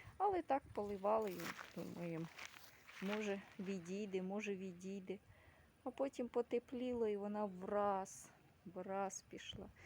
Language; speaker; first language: Ukrainian; native; Ukrainian